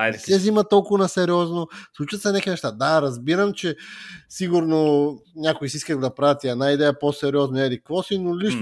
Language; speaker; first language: Bulgarian; native; Bulgarian